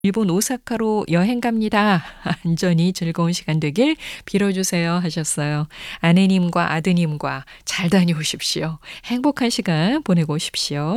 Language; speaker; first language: Korean; native; Korean